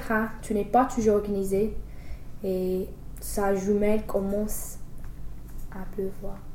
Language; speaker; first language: French; non-native, fluent; English